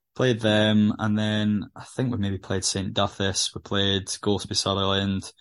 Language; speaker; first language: English; native; English